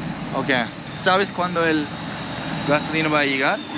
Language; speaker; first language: Spanish; non-native, learner; English